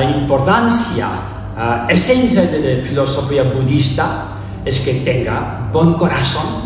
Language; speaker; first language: Spanish; non-native, learner; Tibetan